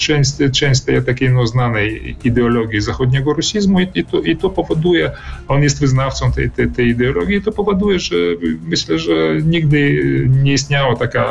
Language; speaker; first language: Polish; early bilingual, heritage; Polish